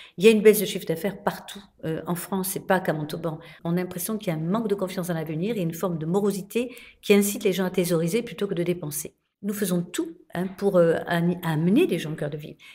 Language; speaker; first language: French; native; French